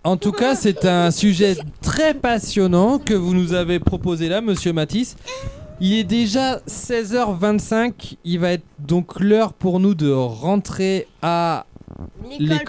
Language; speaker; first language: French; native; French